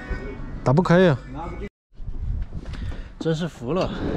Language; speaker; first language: Chinese; native; Chinese